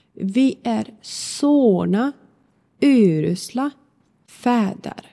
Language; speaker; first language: Swedish; non-native, fluent; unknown